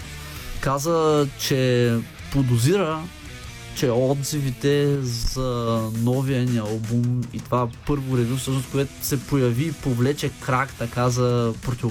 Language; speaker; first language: Bulgarian; native; Bulgarian